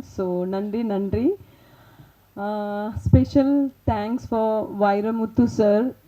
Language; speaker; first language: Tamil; non-native, fluent; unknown